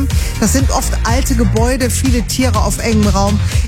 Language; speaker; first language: German; native; German